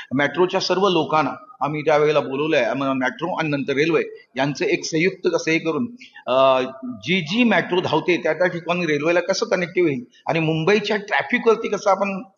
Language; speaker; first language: Marathi; native; Marathi